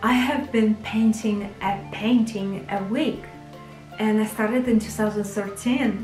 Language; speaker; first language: English; non-native, fluent; Russian